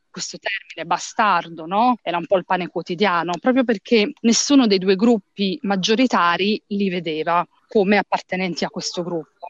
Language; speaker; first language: Italian; early bilingual, other home language; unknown